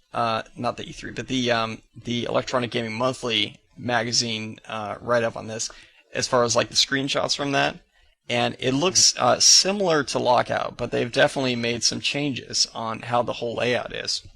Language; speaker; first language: English; native; English